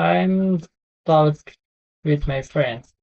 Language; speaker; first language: English; non-native, learner; Indonesian